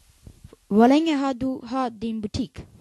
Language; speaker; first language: Danish; non-native, learner; Icelandic